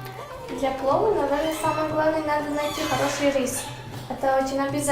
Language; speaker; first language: Russian; non-native, learner; Turkmen